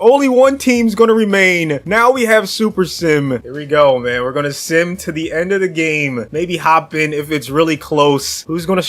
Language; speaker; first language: English; native; English